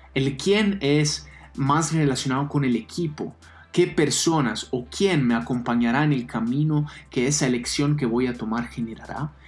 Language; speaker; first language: Spanish; non-native, fluent; Italian